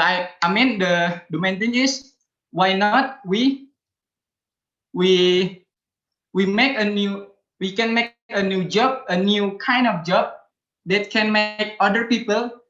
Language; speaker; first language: English; non-native, learner; Indonesian